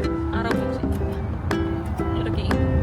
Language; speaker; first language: Korean; non-native, learner; Filipino